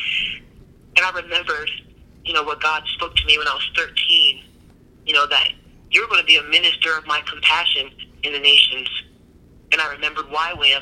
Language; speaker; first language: English; native; English